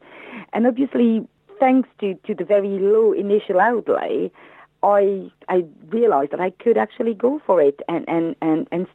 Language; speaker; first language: English; non-native, fluent; French